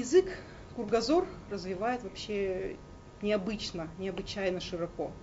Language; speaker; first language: Russian; native; Russian